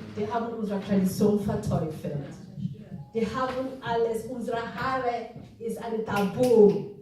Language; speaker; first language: German; non-native, fluent; Igbo